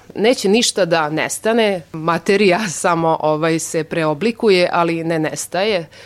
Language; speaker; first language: Serbian; non-native, local second language; Hungarian